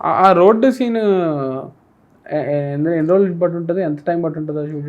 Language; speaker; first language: Telugu; native; Telugu